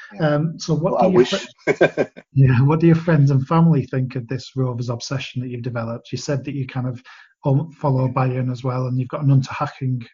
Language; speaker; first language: English; native; English